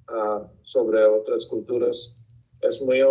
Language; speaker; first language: Spanish; early bilingual, heritage; Spanish